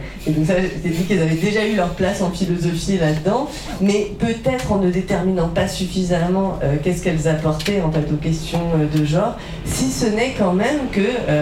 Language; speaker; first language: French; native; French